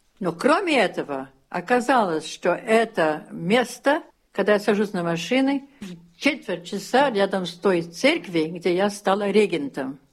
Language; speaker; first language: Russian; early bilingual, heritage; Russian